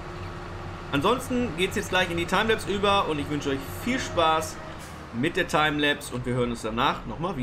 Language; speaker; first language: German; native; German